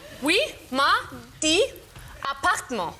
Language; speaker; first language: French; non-native, learner; German